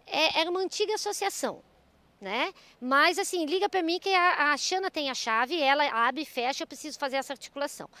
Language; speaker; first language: Portuguese; native; Portuguese